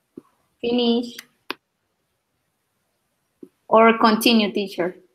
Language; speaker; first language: English; non-native, learner; Spanish